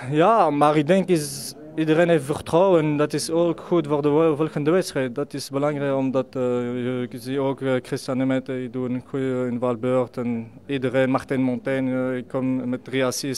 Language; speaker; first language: Dutch; non-native, learner; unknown